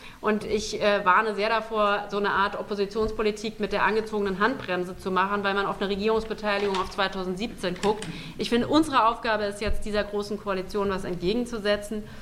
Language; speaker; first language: German; native; German